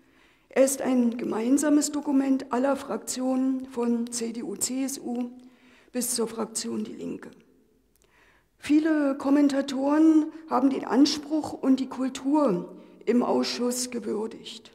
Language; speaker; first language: German; native; German